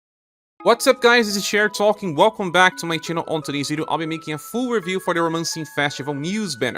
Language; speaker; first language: English; non-native, fluent; Portuguese